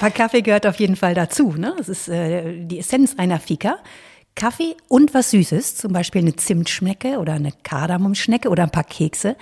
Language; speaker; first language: German; native; German